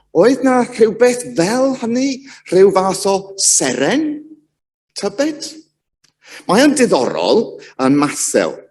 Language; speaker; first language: Welsh; native; Welsh